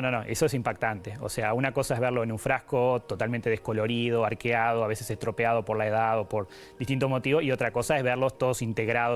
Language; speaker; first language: Spanish; native; Spanish